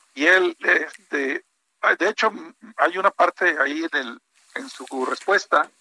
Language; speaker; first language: Spanish; native; Spanish